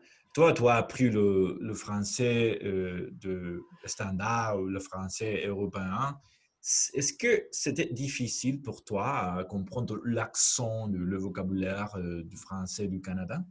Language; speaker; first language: French; non-native, fluent; Spanish